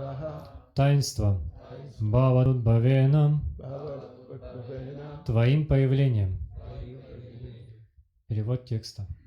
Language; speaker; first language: Russian; native; Russian